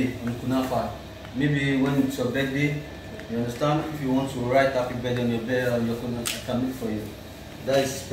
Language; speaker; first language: English; non-native, learner; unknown